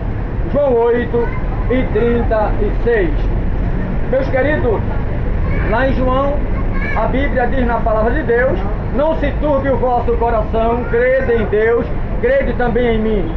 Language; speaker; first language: Portuguese; native; Portuguese